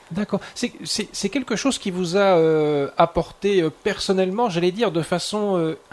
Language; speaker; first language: French; native; French